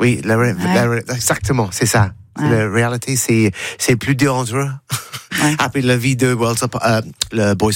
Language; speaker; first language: French; non-native, learner; English